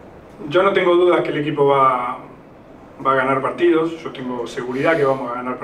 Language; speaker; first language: Spanish; native; Spanish